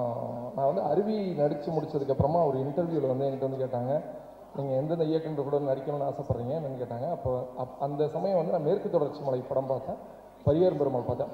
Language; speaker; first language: Tamil; native; Tamil